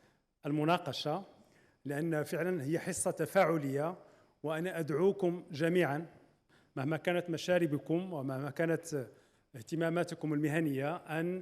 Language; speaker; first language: Arabic; native; Arabic